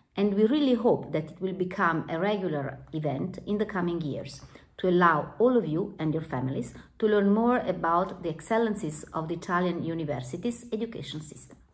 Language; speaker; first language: English; non-native, fluent; Italian